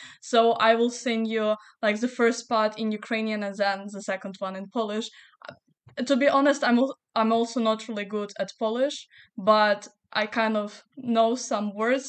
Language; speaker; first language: English; non-native, fluent; Ukrainian